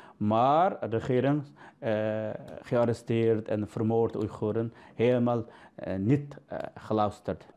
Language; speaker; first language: Dutch; non-native, learner; Uyghur